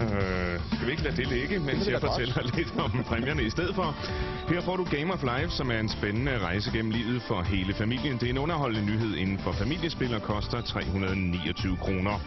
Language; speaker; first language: Danish; native; Danish